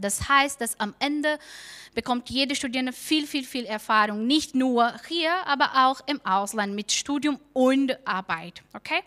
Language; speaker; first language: German; non-native, fluent; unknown